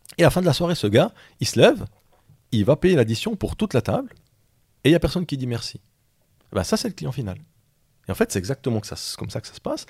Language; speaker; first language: French; native; French